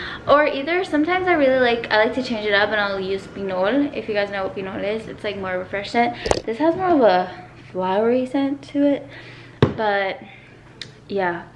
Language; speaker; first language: English; early bilingual, other home language; Spanish